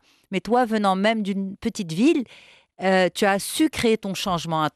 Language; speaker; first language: French; non-native, local second language; Arabic